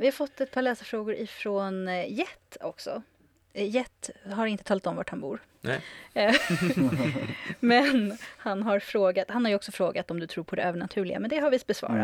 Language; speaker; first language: Swedish; native; Swedish